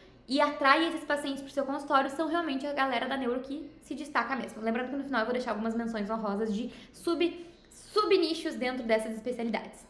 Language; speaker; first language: Portuguese; native; Portuguese